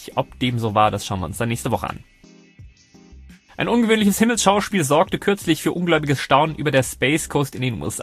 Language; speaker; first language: German; native; German